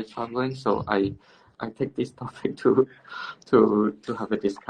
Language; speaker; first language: English; non-native, learner; Cantonese